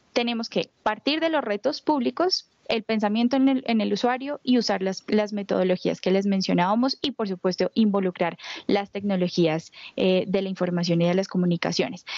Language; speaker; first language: Spanish; native; Spanish